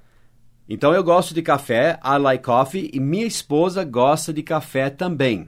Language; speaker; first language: Portuguese; non-native, fluent; English